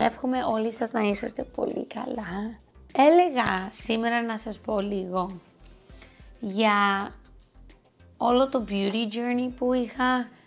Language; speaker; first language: Greek; early bilingual, heritage; English